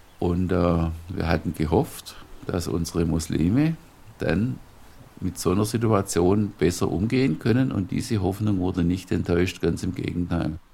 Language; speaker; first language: German; native; German